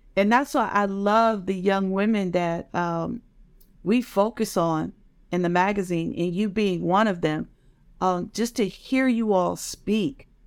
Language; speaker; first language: English; native; English